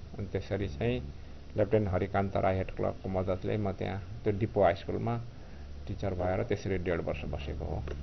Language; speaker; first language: Nepali; non-native, local second language; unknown